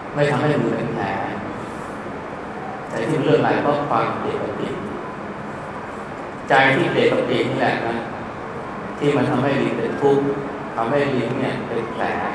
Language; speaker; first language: Thai; native; Thai